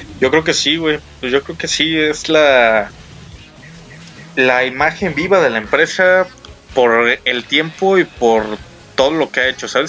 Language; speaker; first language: Spanish; native; Spanish